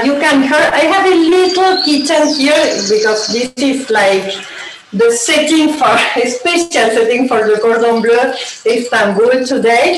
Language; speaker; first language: English; non-native, learner; Spanish